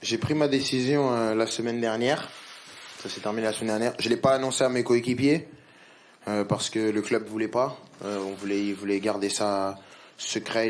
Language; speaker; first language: French; native; French